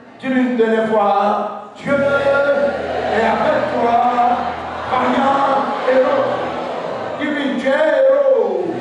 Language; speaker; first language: French; non-native, local second language; Dyula